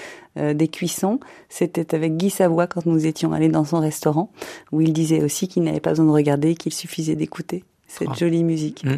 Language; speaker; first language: French; native; French